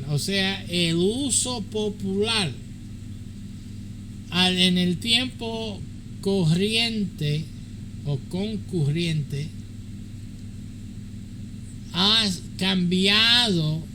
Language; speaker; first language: Spanish; early bilingual, heritage; English